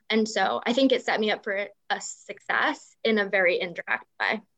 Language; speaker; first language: English; native; English